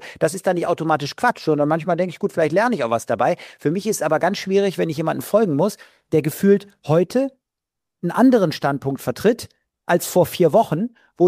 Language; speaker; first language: German; native; German